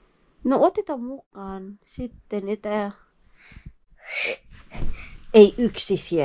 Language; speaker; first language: Finnish; non-native, learner; Filipino